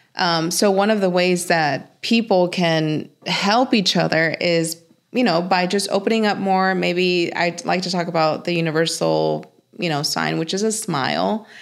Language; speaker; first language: English; early bilingual, other home language; Spanish